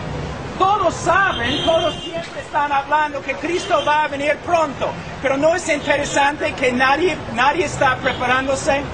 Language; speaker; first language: Spanish; non-native, fluent; English